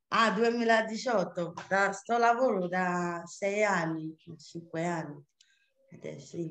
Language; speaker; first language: Italian; non-native, learner; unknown